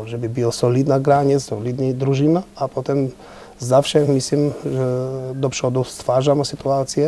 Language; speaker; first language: Polish; non-native, fluent; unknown